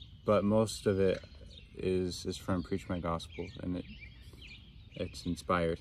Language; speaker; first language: English; native; English